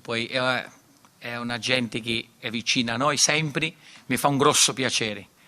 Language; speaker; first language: Italian; non-native, fluent; Portuguese